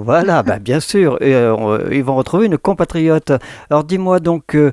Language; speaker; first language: French; native; French